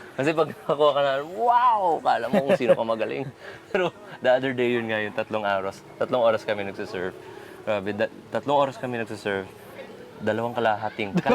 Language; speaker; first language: Filipino; non-native, local second language; Hiligaynon